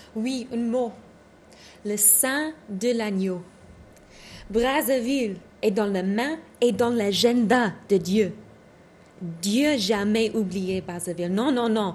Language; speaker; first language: French; non-native, learner; English